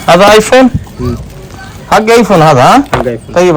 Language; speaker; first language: Arabic; non-native, learner; Urdu